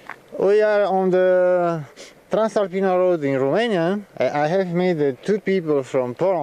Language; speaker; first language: English; non-native, learner; French